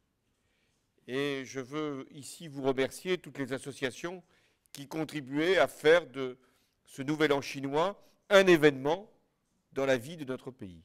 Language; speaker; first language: French; native; French